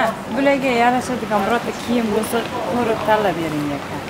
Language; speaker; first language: Korean; non-native, learner; Uzbek